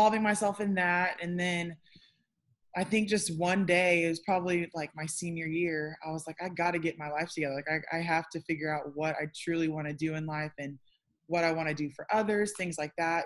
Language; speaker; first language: English; native; English